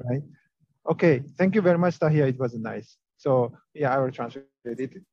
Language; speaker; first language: English; non-native, fluent; Japanese